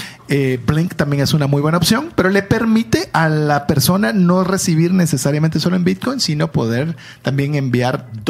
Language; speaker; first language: Spanish; native; Spanish